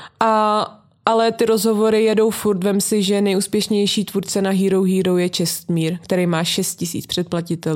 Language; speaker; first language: Czech; native; Czech